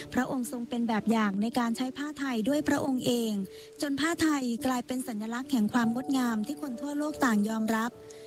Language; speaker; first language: Thai; native; Thai